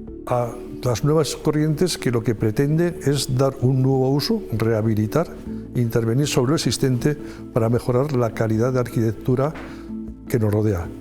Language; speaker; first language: Spanish; native; Spanish